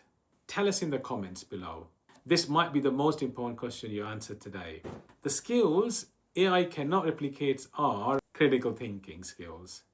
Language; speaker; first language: English; non-native, fluent; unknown